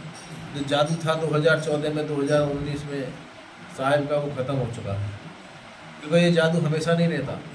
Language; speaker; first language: Hindi; native; Hindi